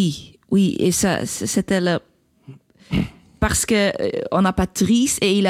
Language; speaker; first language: French; non-native, local second language; Dutch